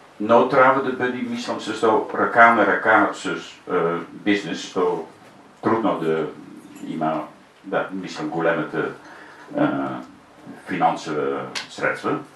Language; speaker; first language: Bulgarian; non-native, learner; Dutch